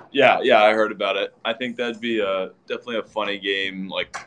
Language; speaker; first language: English; native; English